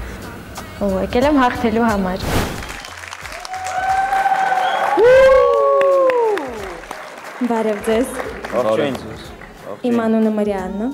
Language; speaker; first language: Armenian; early bilingual, heritage; Armenian